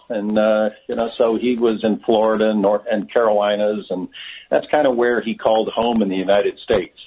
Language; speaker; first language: English; native; English